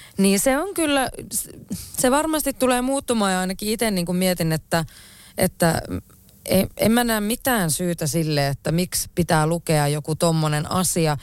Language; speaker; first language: Finnish; native; Finnish